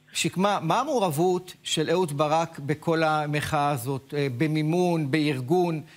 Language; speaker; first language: Hebrew; native; Hebrew